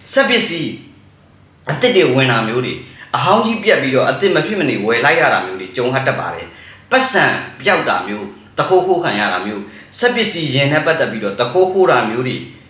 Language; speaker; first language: Burmese; native; Burmese